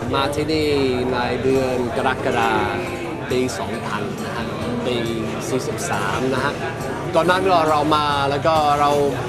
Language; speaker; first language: Thai; non-native, fluent; English